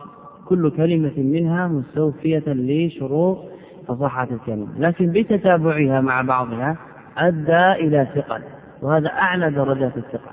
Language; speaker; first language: Arabic; native; Arabic